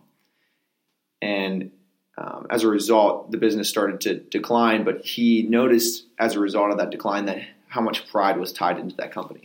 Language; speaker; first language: English; native; English